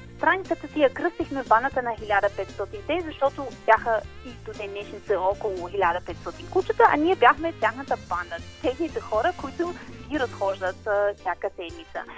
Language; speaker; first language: Bulgarian; non-native, fluent; German